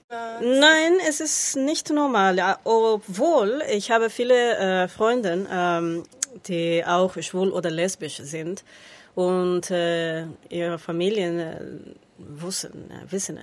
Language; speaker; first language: German; non-native, learner; Spanish